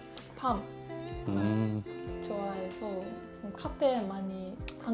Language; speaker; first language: Korean; non-native, learner; Japanese